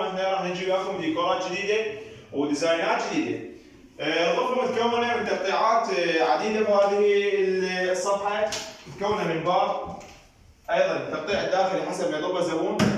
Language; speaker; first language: Arabic; native; Arabic